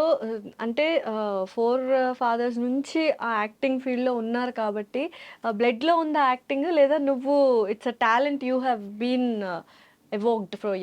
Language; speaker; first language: Telugu; native; Telugu